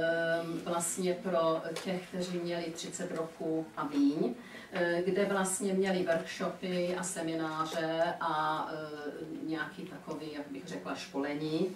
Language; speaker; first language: Czech; early bilingual, heritage; Czech